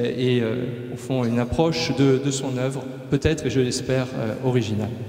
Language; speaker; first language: French; native; French